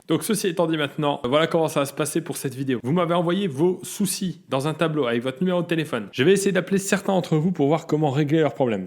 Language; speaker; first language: French; native; French